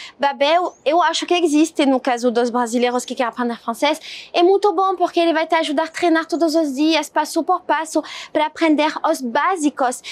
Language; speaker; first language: Portuguese; non-native, fluent; French